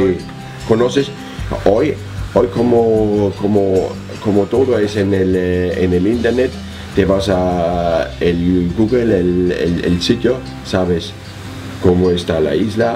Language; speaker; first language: Spanish; non-native, learner; German